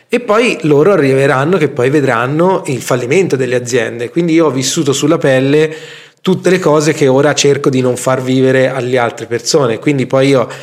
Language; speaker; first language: Italian; native; Italian